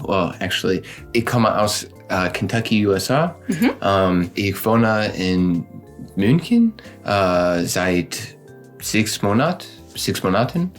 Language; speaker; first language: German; non-native, learner; English